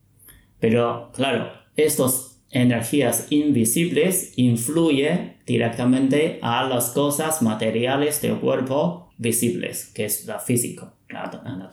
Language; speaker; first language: Spanish; non-native, fluent; Chinese